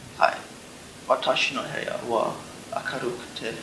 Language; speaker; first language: Japanese; non-native, learner; English